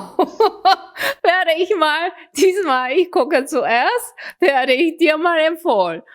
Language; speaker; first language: German; non-native, fluent; Korean